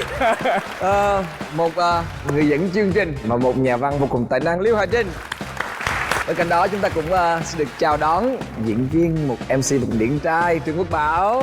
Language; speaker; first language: Vietnamese; native; Vietnamese